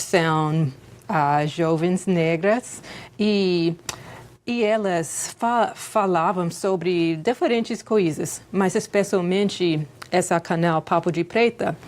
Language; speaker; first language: Portuguese; non-native, fluent; English